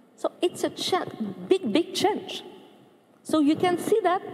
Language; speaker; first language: English; non-native, fluent; French